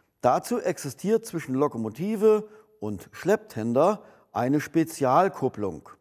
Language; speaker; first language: German; native; German